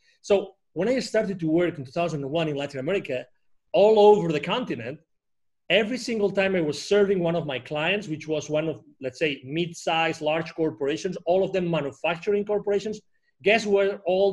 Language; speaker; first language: English; non-native, fluent; Spanish